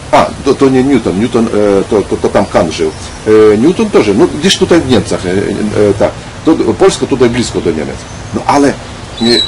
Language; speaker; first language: Polish; non-native, learner; Ukrainian